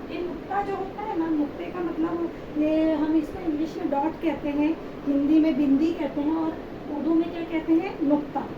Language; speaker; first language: Hindi; native; Hindi